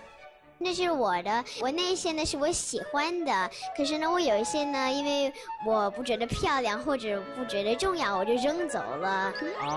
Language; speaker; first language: Chinese; early bilingual, heritage; Chinese